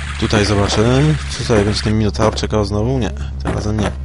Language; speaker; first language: Polish; native; Polish